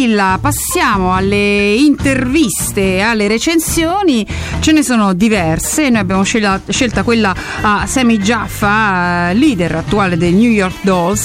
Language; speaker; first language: Italian; native; Italian